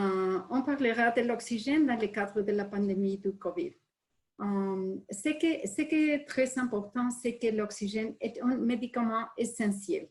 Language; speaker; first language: French; non-native, fluent; Spanish